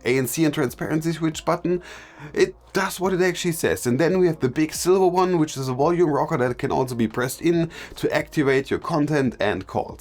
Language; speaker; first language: English; non-native, fluent; German